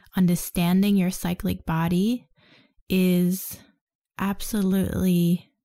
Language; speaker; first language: English; non-native, fluent; Danish